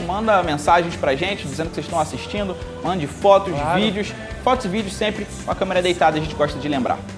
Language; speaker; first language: Portuguese; native; Portuguese